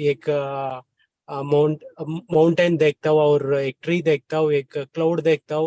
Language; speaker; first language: Hindi; non-native, learner; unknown